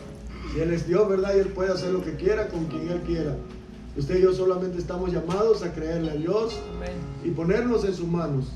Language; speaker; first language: Spanish; native; Spanish